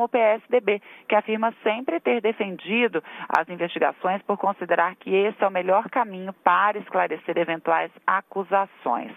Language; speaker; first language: Portuguese; native; Portuguese